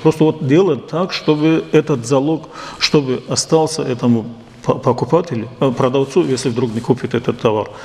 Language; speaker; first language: Russian; non-native, local second language; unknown